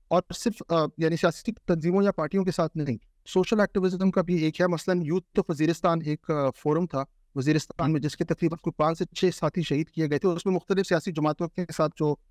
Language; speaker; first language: Urdu; non-native, local second language; Pashto